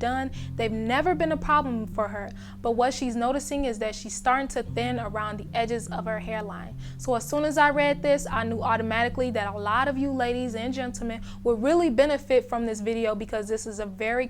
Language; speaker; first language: English; native; English